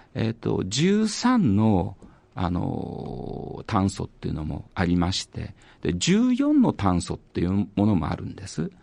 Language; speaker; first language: Japanese; native; Japanese